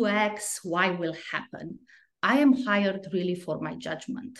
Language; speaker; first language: English; non-native, fluent; Romanian